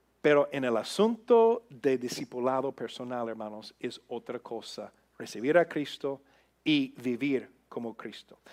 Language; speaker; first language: Spanish; non-native, fluent; English